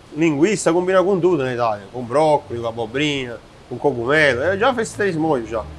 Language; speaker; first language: Portuguese; non-native, fluent; Italian